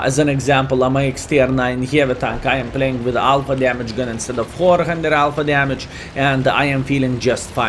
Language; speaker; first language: English; non-native, fluent; Lithuanian